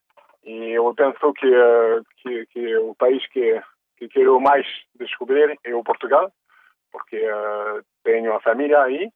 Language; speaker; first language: Portuguese; early bilingual, heritage; French